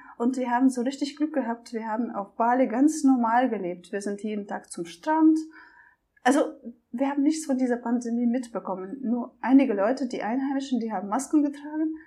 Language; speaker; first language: German; non-native, fluent; Russian